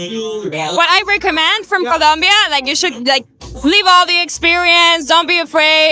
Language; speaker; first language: English; non-native, fluent; Spanish